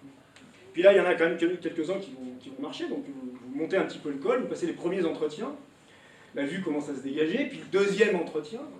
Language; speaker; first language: French; native; French